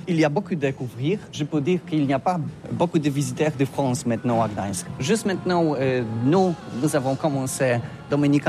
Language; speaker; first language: French; non-native, learner; Polish